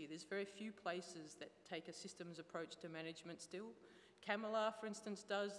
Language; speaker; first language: English; native; English